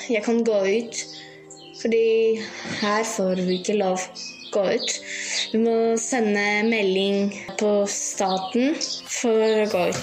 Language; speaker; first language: Norwegian; early bilingual, heritage; Greek